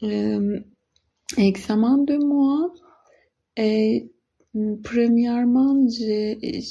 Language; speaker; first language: French; non-native, learner; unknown